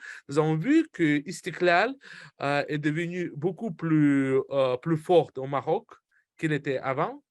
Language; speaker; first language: French; non-native, fluent; Russian